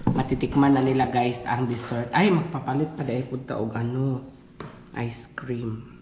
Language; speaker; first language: Filipino; non-native, local second language; Cebuano